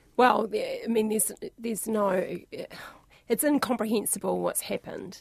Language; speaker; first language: English; native; English